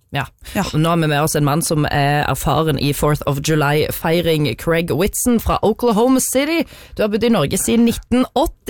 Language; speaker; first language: Norwegian; native; Norwegian